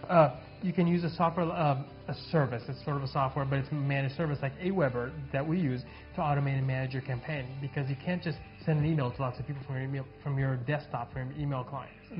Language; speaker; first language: English; native; English